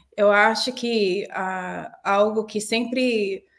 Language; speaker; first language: Portuguese; non-native, fluent; English